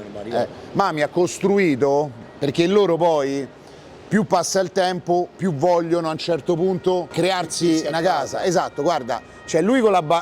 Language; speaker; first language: Italian; native; Italian